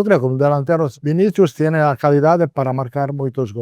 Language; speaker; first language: Portuguese; non-native, learner; Italian